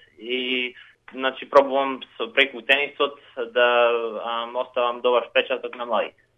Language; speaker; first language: Macedonian; native; Macedonian